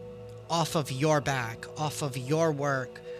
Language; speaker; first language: English; native; English